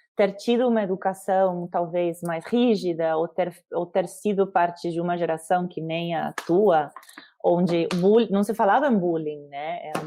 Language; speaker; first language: Portuguese; non-native, fluent; Spanish